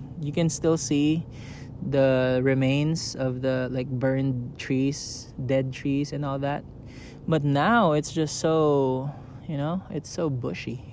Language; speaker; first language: English; non-native, local second language; Filipino